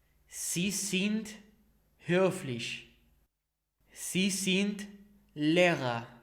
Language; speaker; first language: German; non-native, learner; Spanish